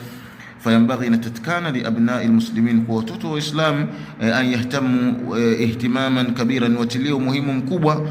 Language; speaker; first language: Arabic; non-native, fluent; Swahili